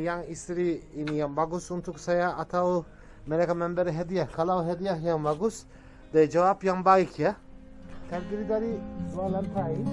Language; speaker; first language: Indonesian; non-native, learner; Turkish